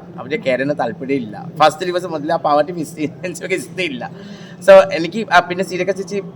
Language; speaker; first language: Malayalam; non-native, local second language; Assamese